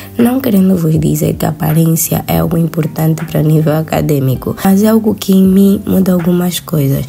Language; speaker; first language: Portuguese; native; Portuguese